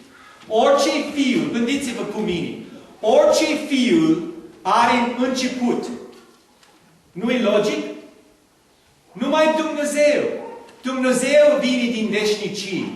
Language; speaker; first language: Romanian; non-native, learner; English